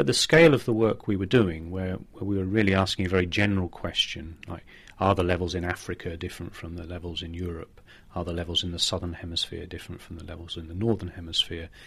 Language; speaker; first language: English; native; English